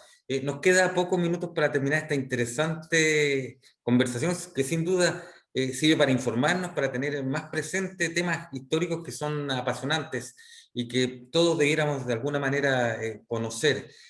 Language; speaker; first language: Spanish; native; Spanish